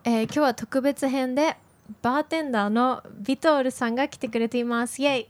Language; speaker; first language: Japanese; native; Japanese